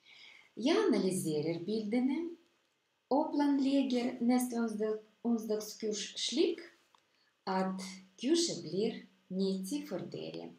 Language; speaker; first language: Norwegian; non-native, fluent; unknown